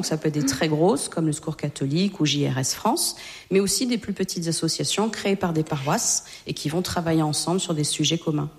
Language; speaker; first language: French; native; French